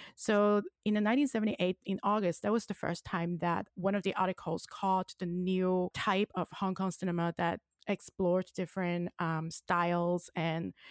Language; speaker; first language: English; non-native, local second language; Cantonese